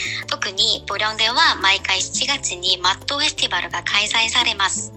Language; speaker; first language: Japanese; non-native, fluent; Korean